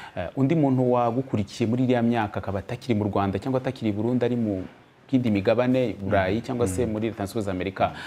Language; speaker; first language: Kinyarwanda; native; Kinyarwanda